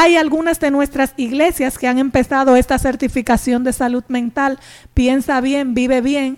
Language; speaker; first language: Spanish; native; Spanish